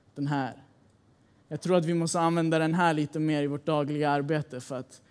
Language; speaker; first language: Swedish; early bilingual, other home language; Persian